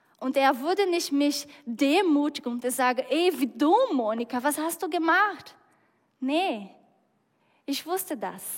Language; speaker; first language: German; non-native, fluent; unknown